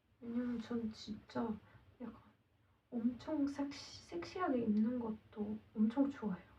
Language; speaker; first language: Korean; non-native, learner; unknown